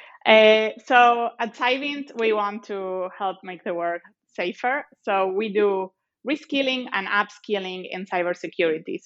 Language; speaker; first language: English; non-native, fluent; Spanish